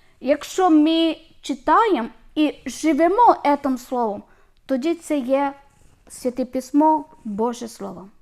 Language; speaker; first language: Ukrainian; non-native, learner; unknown